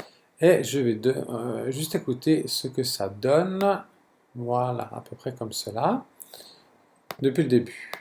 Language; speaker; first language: French; native; French